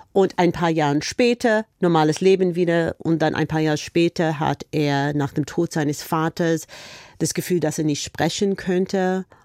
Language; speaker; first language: German; non-native, fluent; English